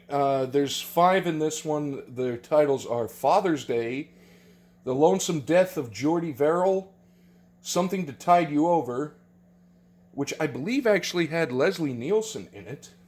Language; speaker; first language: English; native; English